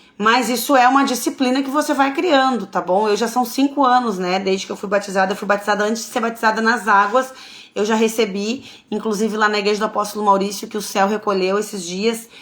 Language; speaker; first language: Portuguese; native; Portuguese